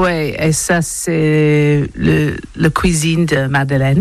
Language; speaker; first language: French; non-native, learner; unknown